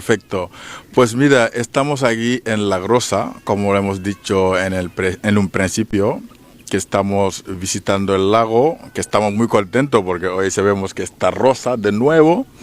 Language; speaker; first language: Spanish; non-native, fluent; Wolof